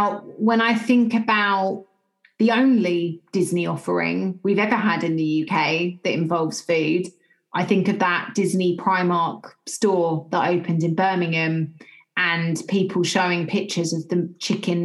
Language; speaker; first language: English; native; English